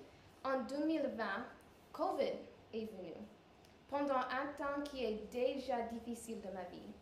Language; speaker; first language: French; non-native, learner; English